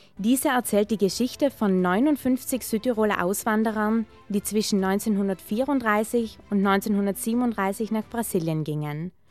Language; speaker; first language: German; native; German